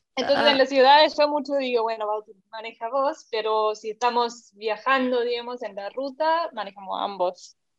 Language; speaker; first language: Spanish; non-native, fluent; German